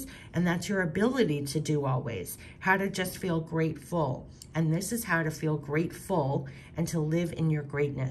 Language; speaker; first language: English; native; English